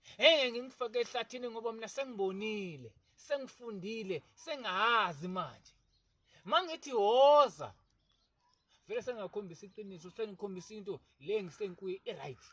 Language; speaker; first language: Zulu; non-native, local second language; Xhosa